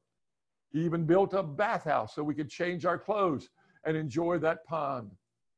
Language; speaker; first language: English; native; English